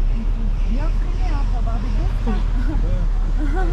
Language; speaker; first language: French; native; French